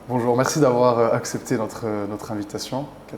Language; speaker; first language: French; native; French